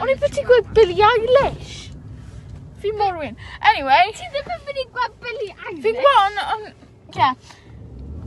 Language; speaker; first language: Welsh; native; Welsh